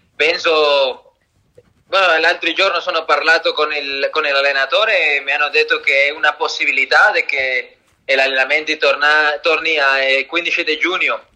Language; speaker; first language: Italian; non-native, learner; Spanish